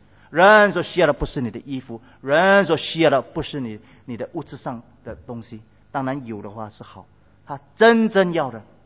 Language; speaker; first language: Chinese; native; Chinese